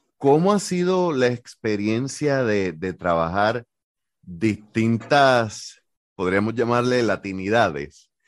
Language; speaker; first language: Spanish; native; Spanish